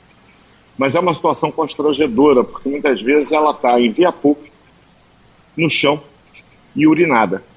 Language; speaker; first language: Portuguese; native; Portuguese